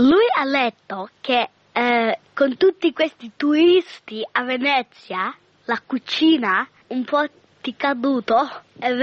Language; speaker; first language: Italian; non-native, learner; Russian